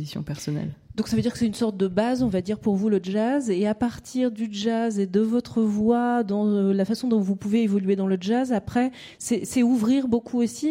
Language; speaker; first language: French; native; French